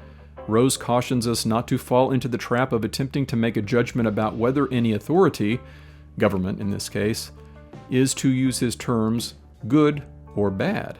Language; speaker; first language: English; native; English